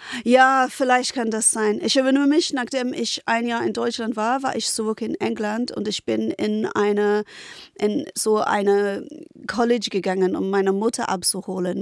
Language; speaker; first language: German; non-native, fluent; English